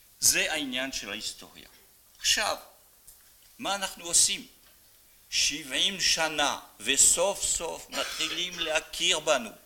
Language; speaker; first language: Hebrew; non-native, fluent; French